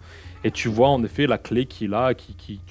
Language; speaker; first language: French; native; French